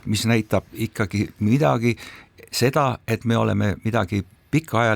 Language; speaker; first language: Estonian; native; Estonian